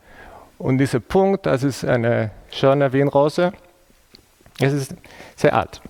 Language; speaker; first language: German; non-native, fluent; Spanish